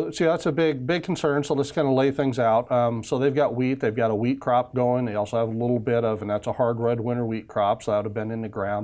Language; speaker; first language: English; native; English